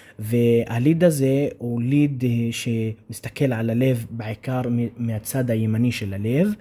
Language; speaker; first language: Hebrew; non-native, local second language; Arabic